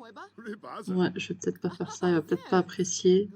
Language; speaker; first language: French; native; French